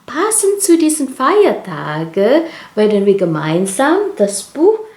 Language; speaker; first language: German; non-native, learner; Indonesian